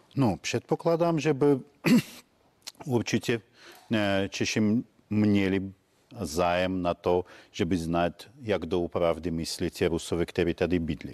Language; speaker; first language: Czech; non-native, fluent; Russian